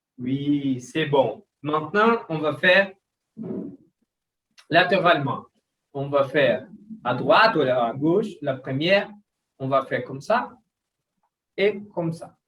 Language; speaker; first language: French; non-native, learner; Portuguese